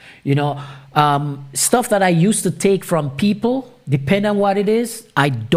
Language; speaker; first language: English; non-native, local second language; Jamaican Creole English